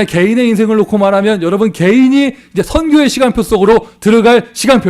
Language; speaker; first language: Korean; native; Korean